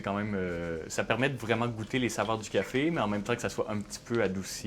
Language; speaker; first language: French; native; French